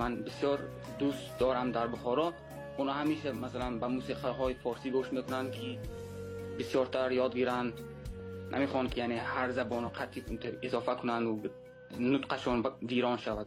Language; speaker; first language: Persian; early bilingual, heritage; Tajik